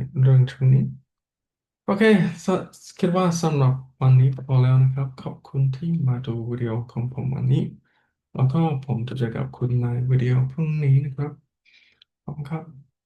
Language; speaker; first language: Thai; non-native, learner; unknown